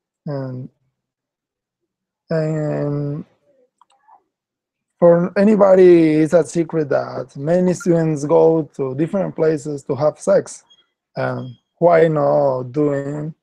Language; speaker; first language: English; non-native, learner; Spanish